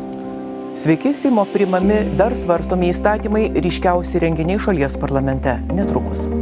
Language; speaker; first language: Lithuanian; native; Lithuanian